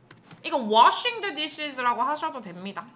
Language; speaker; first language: Korean; native; Korean